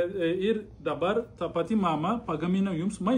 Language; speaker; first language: Lithuanian; non-native, learner; Turkish